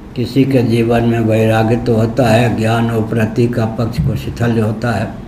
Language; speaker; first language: Hindi; non-native, local second language; Maithili